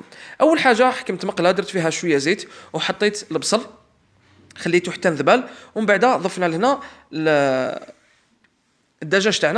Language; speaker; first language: Arabic; native; Arabic